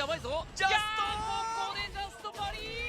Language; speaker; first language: Japanese; native; Japanese